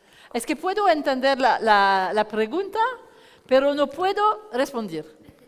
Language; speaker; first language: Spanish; non-native, learner; French